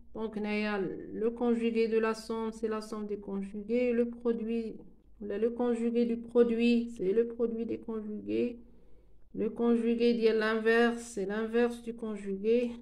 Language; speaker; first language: French; non-native, local second language; Arabic